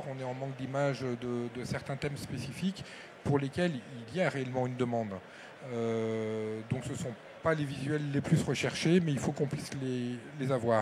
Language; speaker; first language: French; native; French